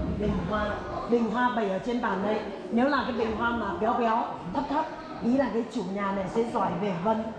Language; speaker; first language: Vietnamese; non-native, fluent; Chinese